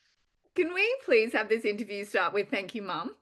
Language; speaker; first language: English; native; English